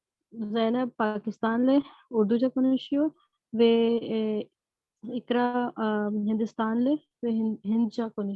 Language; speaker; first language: Turkish; non-native, learner; Urdu